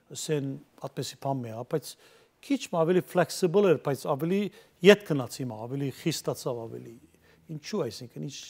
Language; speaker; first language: Armenian; early bilingual, heritage; Armenian